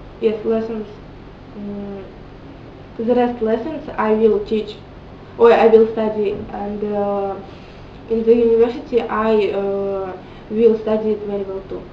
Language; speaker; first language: English; non-native, learner; Russian